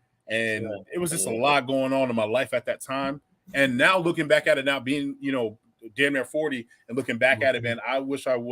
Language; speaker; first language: English; native; English